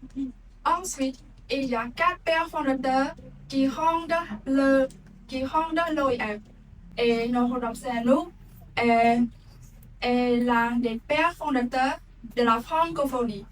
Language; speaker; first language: French; non-native, learner; Khmer